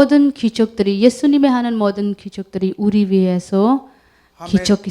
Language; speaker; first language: Korean; non-native, learner; Urdu